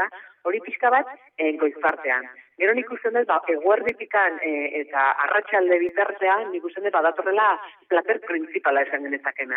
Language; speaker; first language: Basque; native; Basque